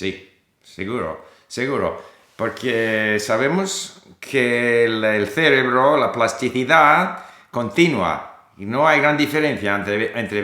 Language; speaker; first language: Spanish; non-native, fluent; English